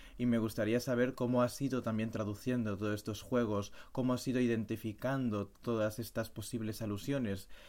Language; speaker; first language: Spanish; non-native, local second language; Catalan